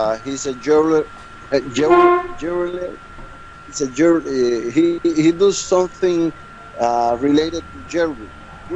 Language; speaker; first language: English; non-native, learner; Spanish